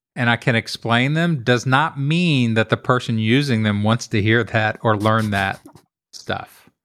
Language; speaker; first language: English; native; English